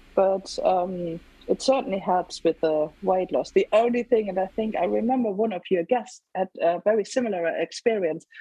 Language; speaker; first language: English; non-native, fluent; German